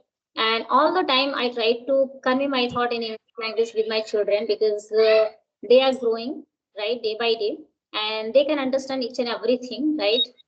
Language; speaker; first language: English; non-native, local second language; Hindi